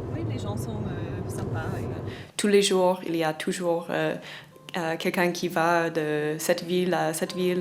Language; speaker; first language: French; non-native, fluent; English